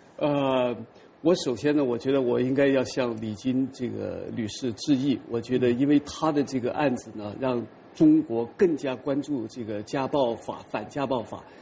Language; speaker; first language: Chinese; native; Chinese